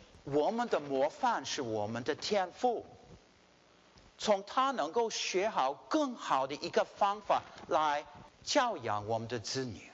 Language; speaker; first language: Chinese; early bilingual, heritage; Chinese